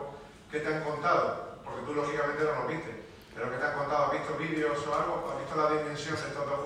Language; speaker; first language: Spanish; native; Spanish